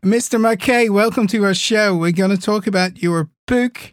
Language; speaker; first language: English; non-native, fluent; Dutch